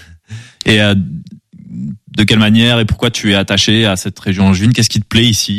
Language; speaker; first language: French; native; French